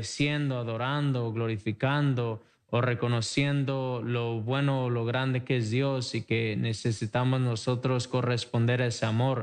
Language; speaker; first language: Spanish; native; Spanish